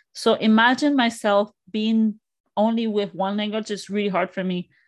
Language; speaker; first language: English; non-native, fluent; Spanish